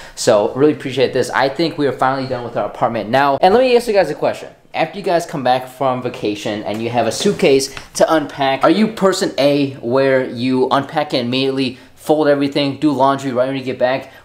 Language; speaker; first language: English; native; English